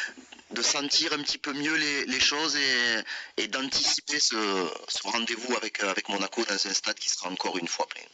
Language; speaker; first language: French; native; French